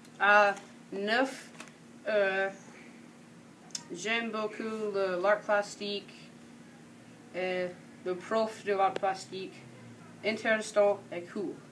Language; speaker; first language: French; non-native, learner; English